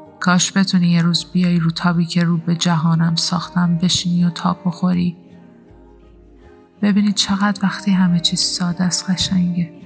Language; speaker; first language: Persian; native; Persian